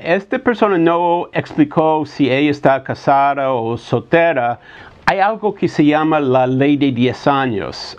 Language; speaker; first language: Spanish; non-native, fluent; English